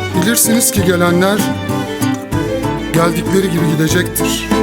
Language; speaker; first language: Turkish; native; Turkish